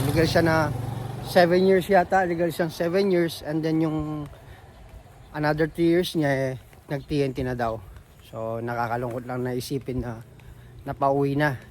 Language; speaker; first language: Filipino; non-native, local second language; Pampanga